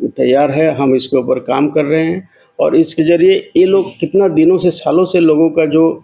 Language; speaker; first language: Hindi; non-native, local second language; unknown